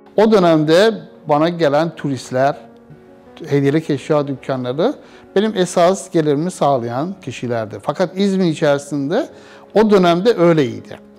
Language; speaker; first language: Turkish; non-native, fluent; Persian